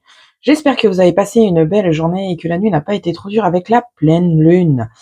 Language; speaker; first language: French; native; French